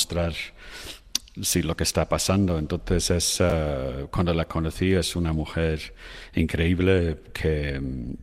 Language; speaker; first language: Spanish; non-native, fluent; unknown